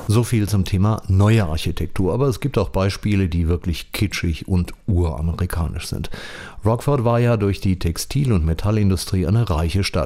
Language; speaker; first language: German; native; German